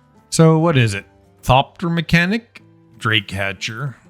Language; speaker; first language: English; native; English